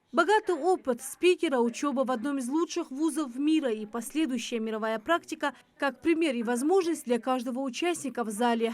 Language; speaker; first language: Russian; native; Russian